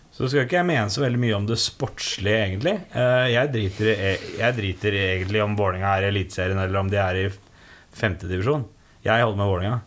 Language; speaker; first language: Norwegian; native; Norwegian